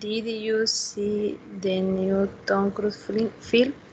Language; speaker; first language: English; non-native, learner; Spanish